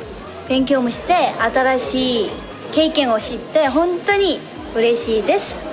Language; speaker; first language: Japanese; non-native, learner; Korean